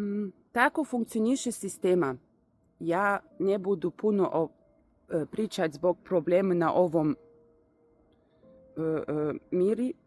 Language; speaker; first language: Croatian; non-native, learner; Russian